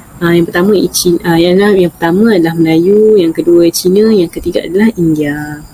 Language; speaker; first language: Malay; native; Malay